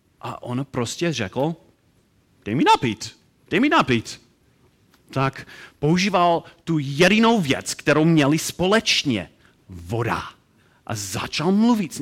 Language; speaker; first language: Czech; non-native, learner; English